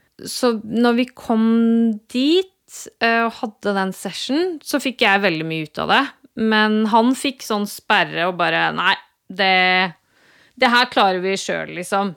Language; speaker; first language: Norwegian; native; Norwegian